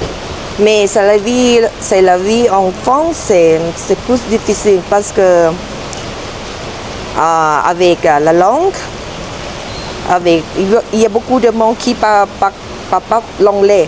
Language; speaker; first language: French; non-native, learner; Thai